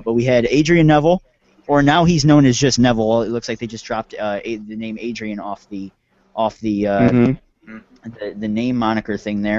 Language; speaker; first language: English; native; English